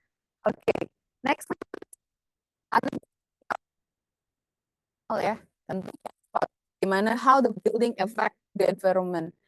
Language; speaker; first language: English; non-native, fluent; Indonesian